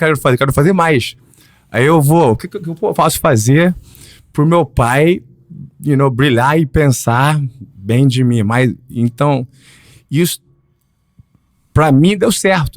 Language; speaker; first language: Portuguese; early bilingual, heritage; Portuguese